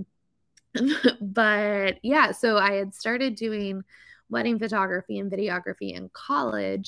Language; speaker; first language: English; native; English